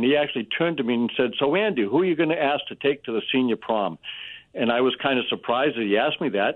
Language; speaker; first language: English; native; English